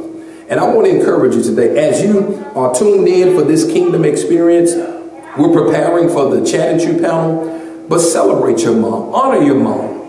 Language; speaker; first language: English; native; English